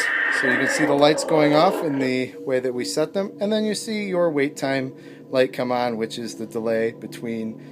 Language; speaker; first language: English; native; English